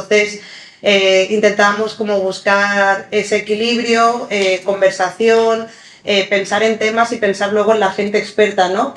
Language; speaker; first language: Spanish; early bilingual, other home language; Arabic